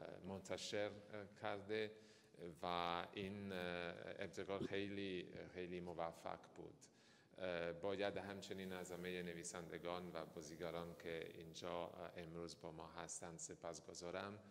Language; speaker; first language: Persian; non-native, fluent; Italian